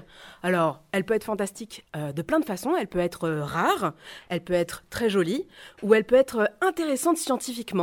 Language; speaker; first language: French; native; French